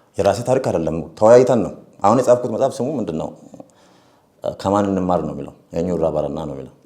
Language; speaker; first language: Amharic; non-native, local second language; Oromo